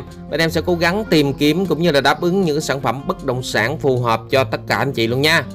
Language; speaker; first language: Vietnamese; native; Vietnamese